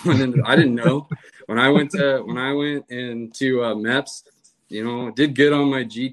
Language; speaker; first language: English; native; English